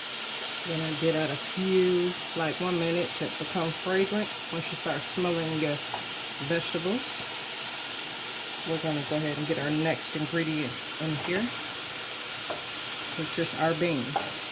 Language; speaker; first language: English; native; English